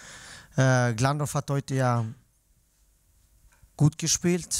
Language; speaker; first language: German; non-native, fluent; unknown